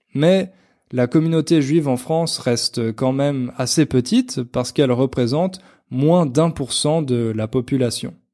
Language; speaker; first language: French; native; French